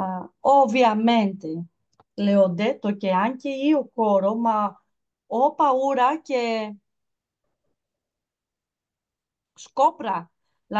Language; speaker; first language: Italian; non-native, learner; Greek